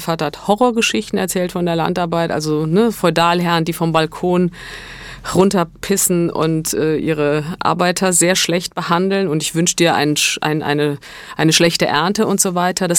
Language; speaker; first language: German; early bilingual, other home language; Italian